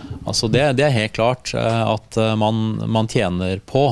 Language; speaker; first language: Norwegian; native; Norwegian